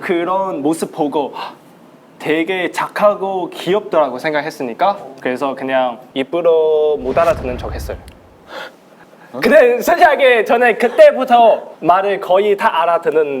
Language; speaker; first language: Korean; non-native, local second language; Chinese